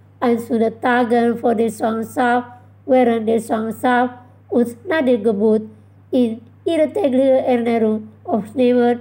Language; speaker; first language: German; non-native, fluent; Indonesian